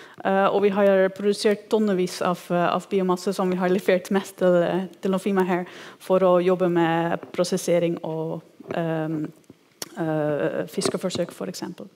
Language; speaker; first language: Norwegian; non-native, fluent; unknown